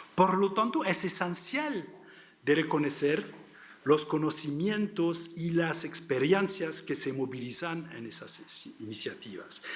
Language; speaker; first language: Spanish; non-native, learner; French